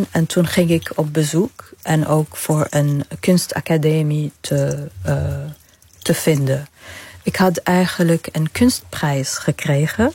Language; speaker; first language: Dutch; non-native, fluent; Arabic